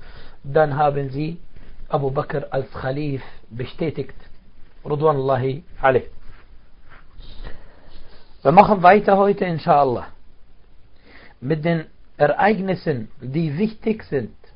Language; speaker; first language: German; non-native, fluent; Arabic